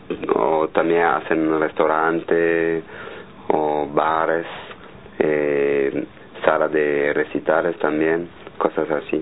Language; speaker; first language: Spanish; non-native, fluent; French